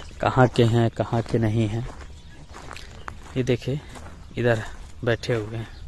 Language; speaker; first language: Hindi; native; Hindi